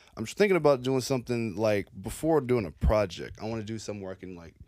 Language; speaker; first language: English; native; English